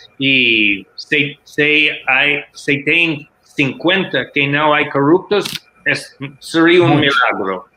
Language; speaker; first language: Portuguese; non-native, learner; English